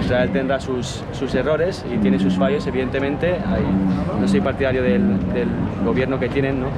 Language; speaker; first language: Spanish; native; Spanish